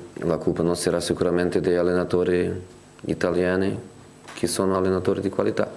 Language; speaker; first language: Italian; non-native, fluent; Portuguese